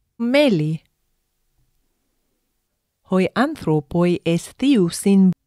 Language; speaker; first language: Greek; non-native, fluent; English